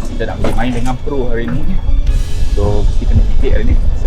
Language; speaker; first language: Malay; native; Malay